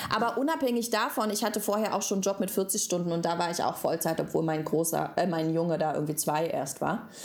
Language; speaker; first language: German; non-native, fluent; Russian